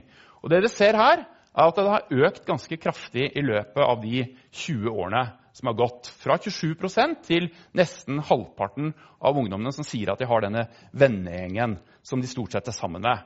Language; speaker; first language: Norwegian; native; Norwegian